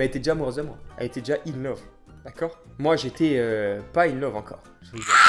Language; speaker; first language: French; native; French